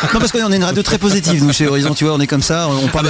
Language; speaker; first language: French; native; French